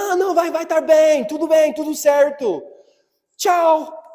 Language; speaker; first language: Portuguese; non-native, fluent; English